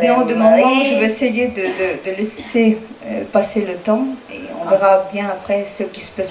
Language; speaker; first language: French; non-native, learner; Spanish